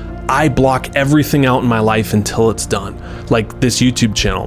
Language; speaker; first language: English; native; English